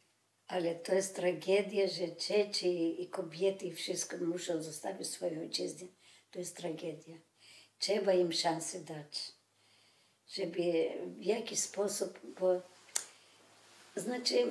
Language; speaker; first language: Polish; early bilingual, other home language; Macedonian